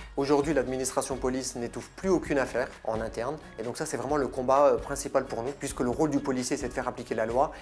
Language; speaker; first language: French; native; French